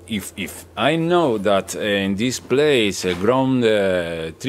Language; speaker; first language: English; non-native, learner; Spanish